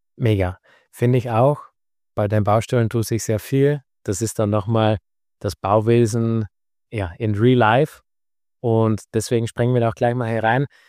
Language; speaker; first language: German; native; German